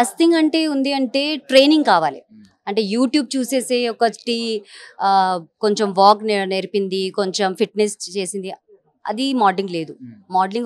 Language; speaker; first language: Telugu; non-native, local second language; Hindi